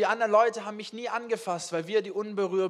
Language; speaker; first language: German; native; German